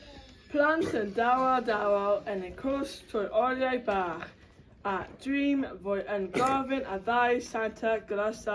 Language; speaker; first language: Welsh; non-native, learner; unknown